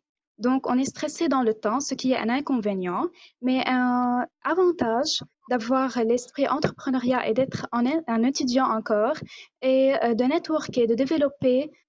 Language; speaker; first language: French; non-native, local second language; Arabic